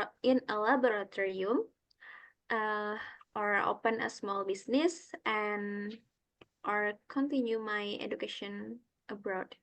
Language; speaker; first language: English; non-native, learner; Indonesian